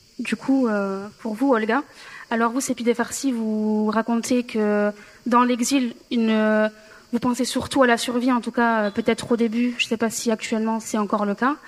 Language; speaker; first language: French; native; French